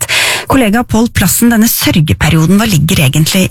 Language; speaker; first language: Norwegian; native; Norwegian